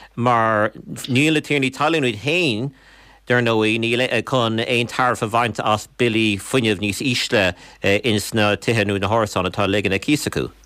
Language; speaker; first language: Irish; native; Irish